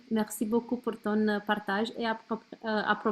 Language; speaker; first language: French; non-native, learner; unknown